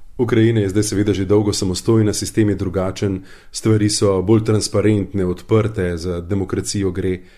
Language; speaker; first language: Slovenian; native; Slovenian